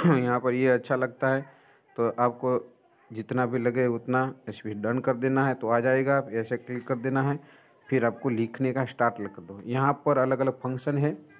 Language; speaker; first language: Hindi; non-native, local second language; Gujarati